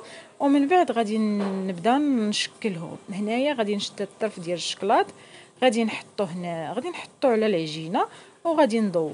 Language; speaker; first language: Arabic; native; Arabic